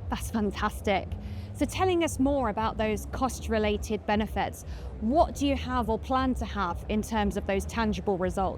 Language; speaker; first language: English; native; English